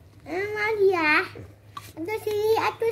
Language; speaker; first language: Indonesian; native; Indonesian